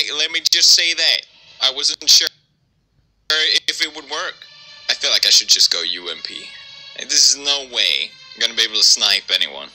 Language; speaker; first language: English; native; English